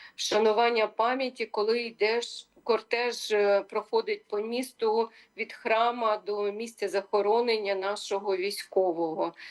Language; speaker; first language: Ukrainian; native; Ukrainian